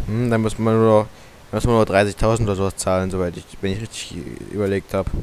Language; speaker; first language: German; native; German